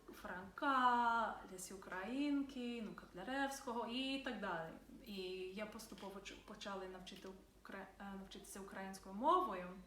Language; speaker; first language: Ukrainian; non-native, fluent; English